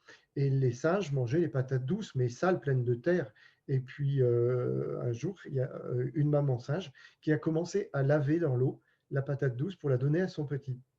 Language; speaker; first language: French; native; French